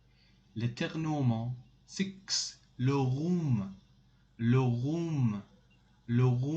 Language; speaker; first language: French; non-native, fluent; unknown